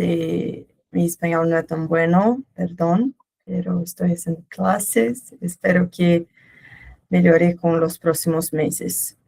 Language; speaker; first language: Spanish; non-native, learner; Portuguese